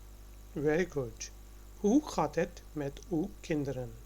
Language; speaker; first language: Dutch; non-native, learner; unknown